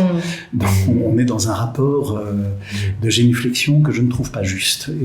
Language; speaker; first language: French; native; French